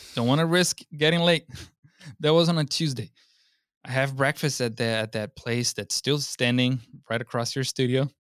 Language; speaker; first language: English; non-native, fluent; Portuguese